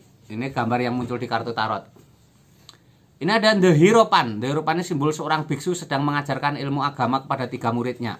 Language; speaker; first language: Indonesian; native; Indonesian